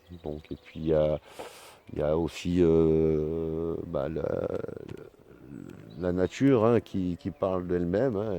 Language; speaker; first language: French; native; French